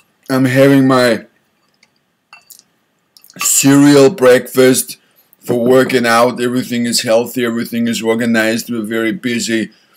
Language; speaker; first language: English; non-native, fluent; German